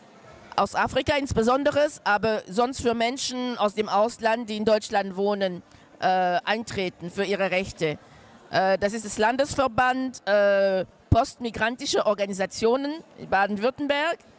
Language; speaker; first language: German; non-native, fluent; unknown